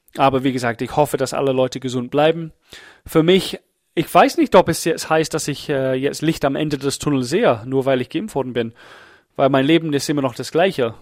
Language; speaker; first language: German; non-native, fluent; English